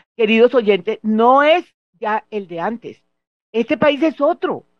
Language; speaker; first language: Spanish; native; Spanish